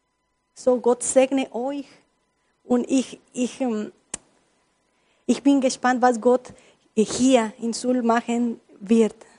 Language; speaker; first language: German; non-native, learner; Spanish